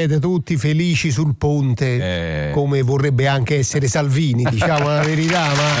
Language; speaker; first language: Italian; native; Italian